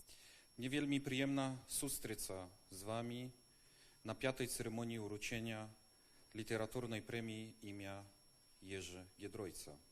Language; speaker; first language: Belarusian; non-native, learner; Polish